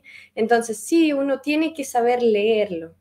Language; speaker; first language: Spanish; non-native, fluent; Russian